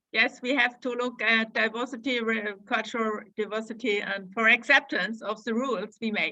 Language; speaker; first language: English; non-native, fluent; German